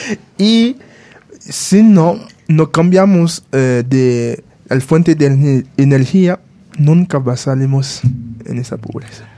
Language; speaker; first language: Spanish; non-native, fluent; Haitian Creole